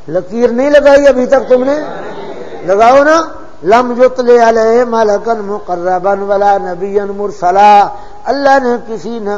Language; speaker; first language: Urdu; non-native, local second language; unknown